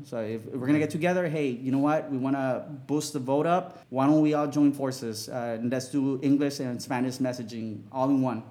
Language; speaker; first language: English; early bilingual, other home language; Spanish